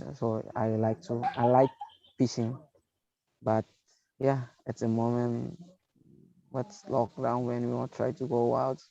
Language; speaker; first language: English; non-native, learner; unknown